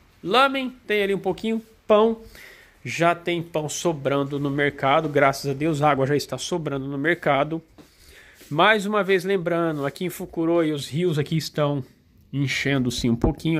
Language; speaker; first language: Portuguese; native; Portuguese